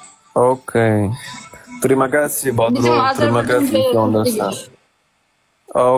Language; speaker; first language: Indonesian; non-native, learner; Turkish